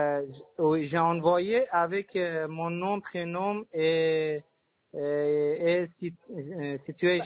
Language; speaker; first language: French; non-native, learner; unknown